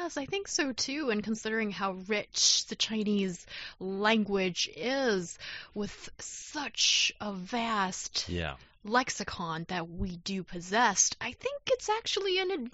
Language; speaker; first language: English; non-native, fluent; Chinese